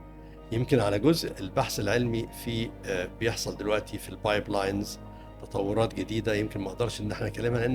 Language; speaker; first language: Arabic; native; Arabic